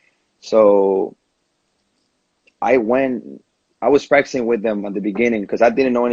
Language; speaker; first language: English; non-native, fluent; Spanish